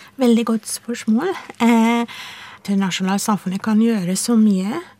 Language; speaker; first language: Norwegian; non-native, fluent; Persian